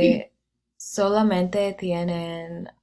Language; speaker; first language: Spanish; non-native, learner; English